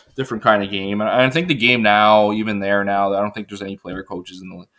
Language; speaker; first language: English; native; English